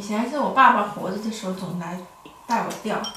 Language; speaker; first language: Chinese; native; Chinese